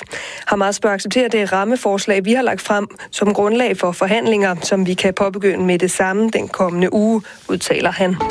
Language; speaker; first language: Danish; native; Danish